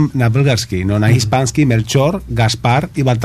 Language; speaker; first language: Bulgarian; non-native, learner; Spanish